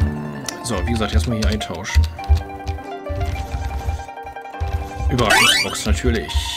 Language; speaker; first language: German; native; German